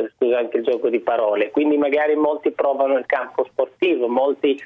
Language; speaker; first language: Italian; early bilingual, other home language; Arabic